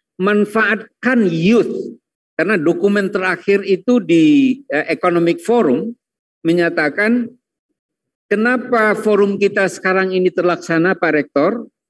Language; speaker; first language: Indonesian; non-native, local second language; Minangkabau